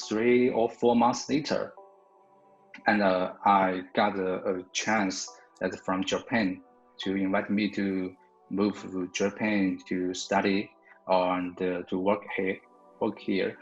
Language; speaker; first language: English; non-native, learner; Chinese